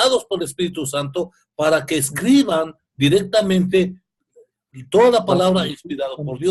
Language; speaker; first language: Spanish; native; Spanish